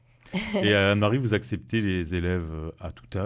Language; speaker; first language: French; native; French